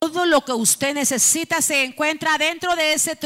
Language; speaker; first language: Spanish; native; Spanish